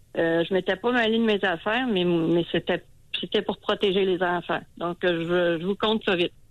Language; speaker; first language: French; native; French